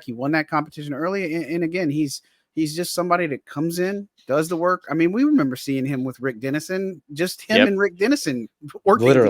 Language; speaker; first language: English; native; English